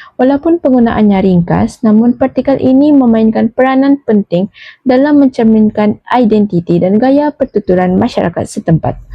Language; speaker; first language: Malay; native; Malay